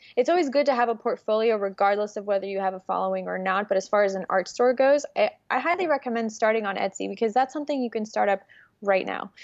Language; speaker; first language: English; early bilingual, other home language; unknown